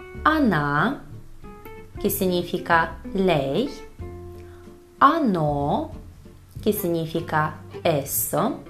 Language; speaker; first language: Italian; non-native, fluent; Russian